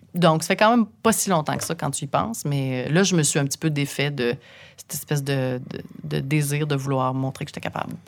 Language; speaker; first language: French; native; French